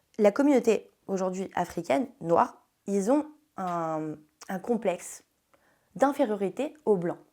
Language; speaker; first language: French; early bilingual, heritage; French